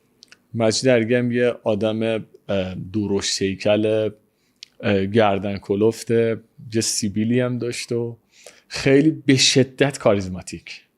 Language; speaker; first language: Persian; native; Persian